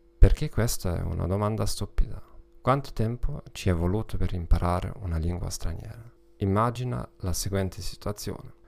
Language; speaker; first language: Italian; non-native, learner; German